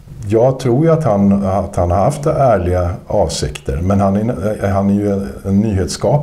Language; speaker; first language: Swedish; native; Swedish